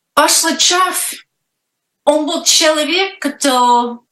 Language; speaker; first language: Russian; non-native, learner; English